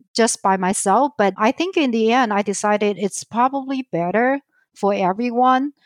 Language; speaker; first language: English; non-native, fluent; Chinese